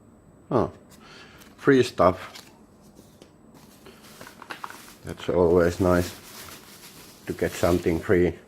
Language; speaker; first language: English; non-native, learner; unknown